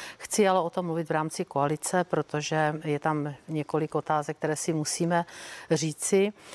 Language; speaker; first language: Czech; native; Czech